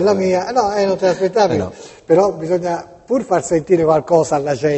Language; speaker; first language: Italian; native; Italian